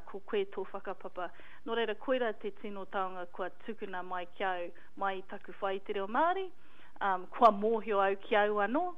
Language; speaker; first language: Māori; non-native, local second language; English